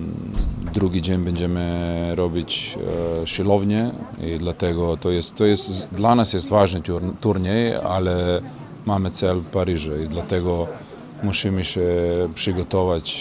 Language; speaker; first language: Polish; non-native, learner; Serbian